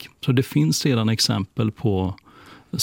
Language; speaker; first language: Swedish; native; Swedish